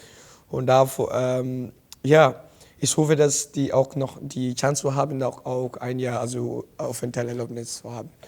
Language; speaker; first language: German; non-native, fluent; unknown